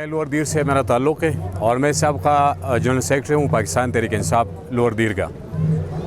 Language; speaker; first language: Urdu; non-native, local second language; Pashto